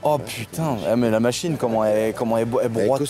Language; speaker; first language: French; native; French